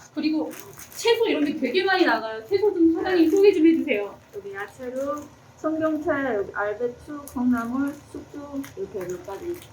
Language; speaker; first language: Korean; early bilingual, heritage; Korean